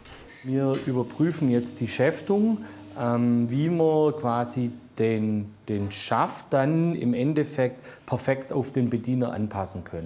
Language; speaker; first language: German; native; German